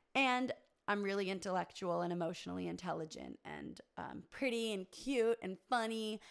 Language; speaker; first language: English; native; English